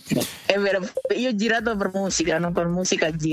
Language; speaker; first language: Italian; non-native, learner; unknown